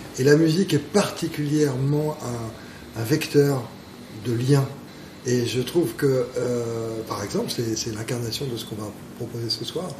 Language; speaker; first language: French; native; French